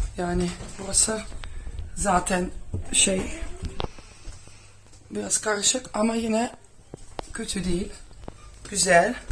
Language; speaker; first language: Turkish; non-native, fluent; Dutch